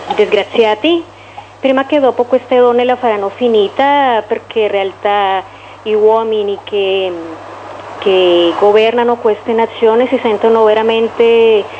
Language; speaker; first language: Italian; non-native, learner; Spanish